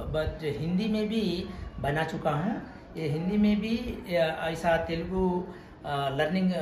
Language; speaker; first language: Hindi; non-native, local second language; Telugu